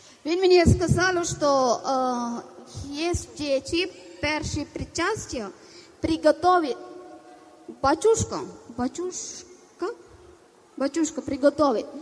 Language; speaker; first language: Ukrainian; non-native, learner; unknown